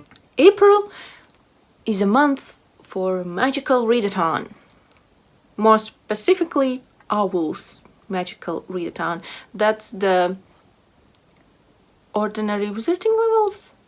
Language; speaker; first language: English; non-native, fluent; Latvian